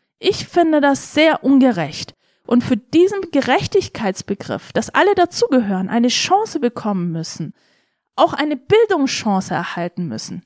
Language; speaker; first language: German; early bilingual, other home language; Turkish